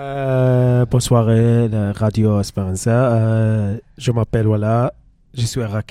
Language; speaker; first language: French; non-native, learner; Arabic